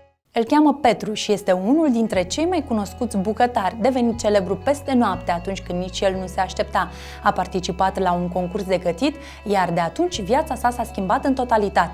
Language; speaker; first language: Romanian; native; Romanian